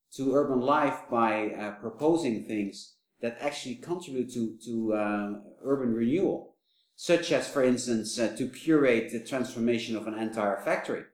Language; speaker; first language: English; non-native, fluent; Dutch